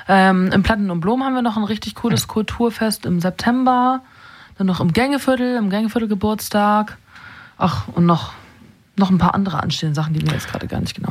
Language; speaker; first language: German; native; German